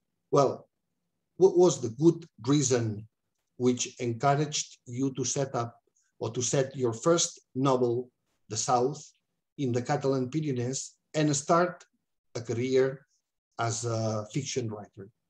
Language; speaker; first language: English; non-native, fluent; Catalan